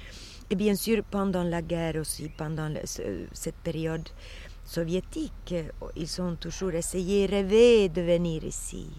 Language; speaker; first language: French; non-native, fluent; Swedish